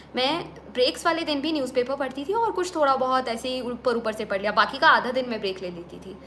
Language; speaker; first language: Hindi; native; Hindi